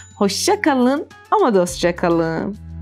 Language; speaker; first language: Turkish; non-native, fluent; Persian